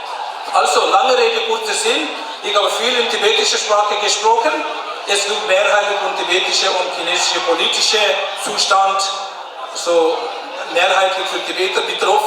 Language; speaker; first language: German; non-native, fluent; Tibetan